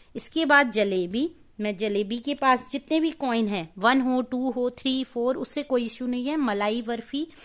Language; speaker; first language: Hindi; native; Hindi